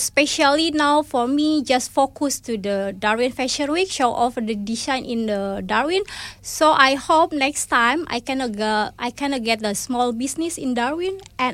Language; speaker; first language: English; non-native, fluent; Indonesian